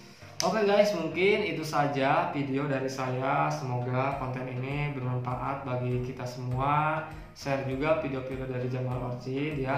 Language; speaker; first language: Indonesian; native; Indonesian